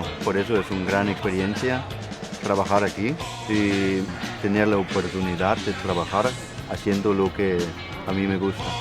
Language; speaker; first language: Spanish; non-native, fluent; Danish